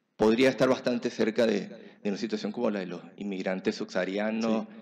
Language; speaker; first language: Spanish; native; Spanish